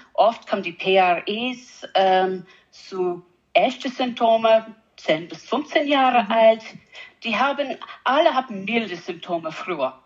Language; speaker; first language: German; non-native, learner; English